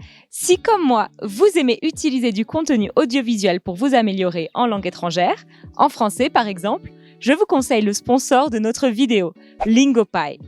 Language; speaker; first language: French; native; French